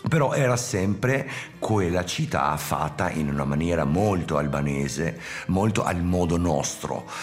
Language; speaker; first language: Italian; non-native, fluent; Albanian